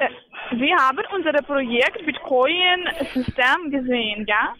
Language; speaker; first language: German; non-native, learner; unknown